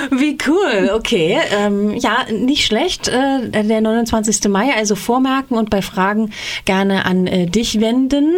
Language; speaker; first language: German; native; German